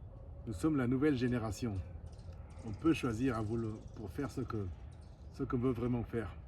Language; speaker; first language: French; non-native, fluent; Spanish